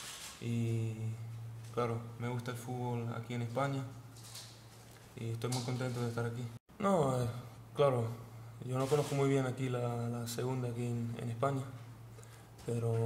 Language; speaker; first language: Spanish; early bilingual, heritage; Spanish